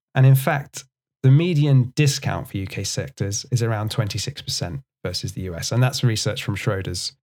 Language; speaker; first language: English; native; English